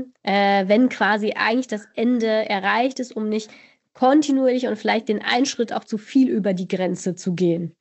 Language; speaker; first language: German; native; German